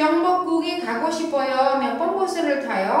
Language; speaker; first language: Korean; non-native, fluent; Indonesian